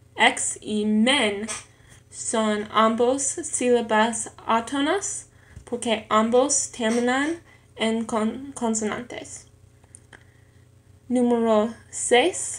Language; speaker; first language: Spanish; non-native, learner; English